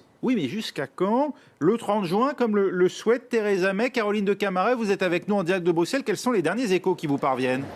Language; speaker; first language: French; native; French